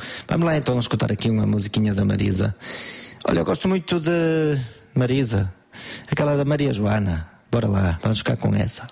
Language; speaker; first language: Portuguese; native; Portuguese